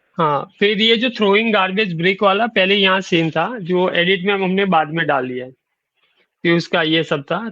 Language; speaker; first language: Hindi; non-native, local second language; Gujarati